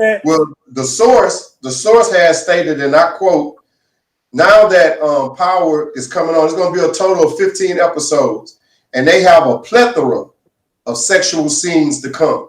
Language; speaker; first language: English; native; English